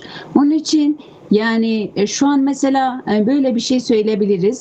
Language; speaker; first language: Turkish; non-native, fluent; Kurdish